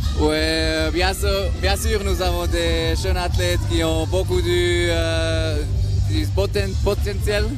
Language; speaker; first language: French; non-native, local second language; German